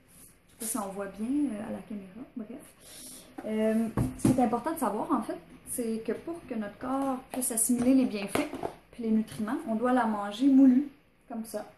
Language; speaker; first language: French; native; French